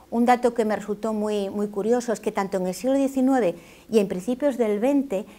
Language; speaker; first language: Spanish; native; Spanish